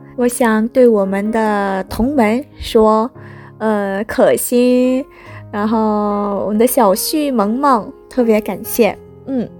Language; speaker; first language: Chinese; non-native, fluent; Korean